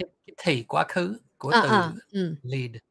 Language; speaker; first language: Vietnamese; early bilingual, heritage; Vietnamese